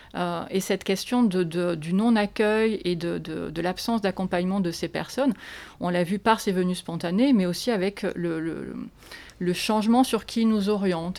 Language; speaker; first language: French; native; French